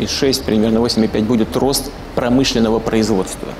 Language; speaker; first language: Russian; native; Russian